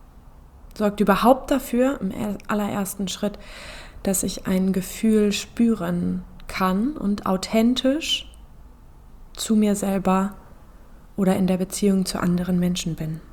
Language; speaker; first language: German; native; German